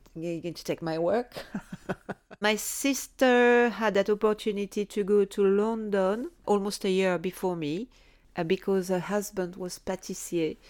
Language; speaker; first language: English; non-native, fluent; French